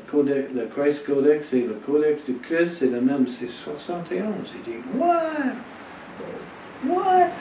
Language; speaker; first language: French; non-native, fluent; English